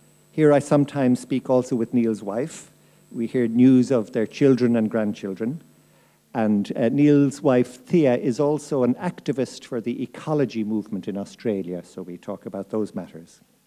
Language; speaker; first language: English; native; English